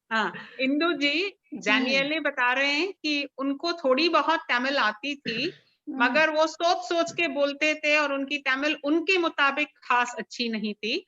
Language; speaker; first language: Hindi; non-native, local second language; Tamil